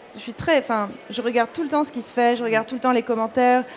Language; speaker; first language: French; native; French